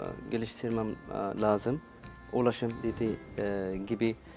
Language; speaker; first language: Turkish; non-native, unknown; Arabic